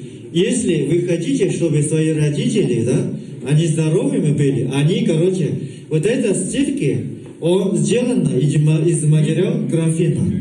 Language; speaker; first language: Russian; non-native, local second language; Kazakh